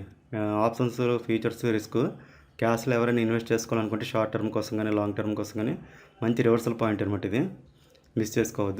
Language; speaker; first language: Telugu; native; Telugu